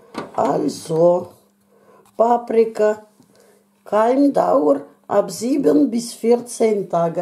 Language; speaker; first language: German; non-native, fluent; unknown